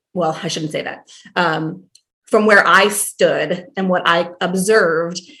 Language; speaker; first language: English; native; English